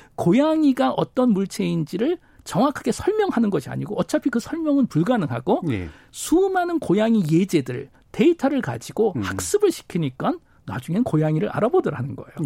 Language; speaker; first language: Korean; native; Korean